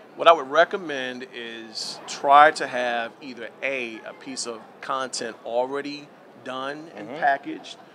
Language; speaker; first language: English; native; English